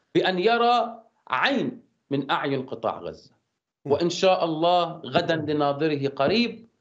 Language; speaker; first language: Arabic; native; Arabic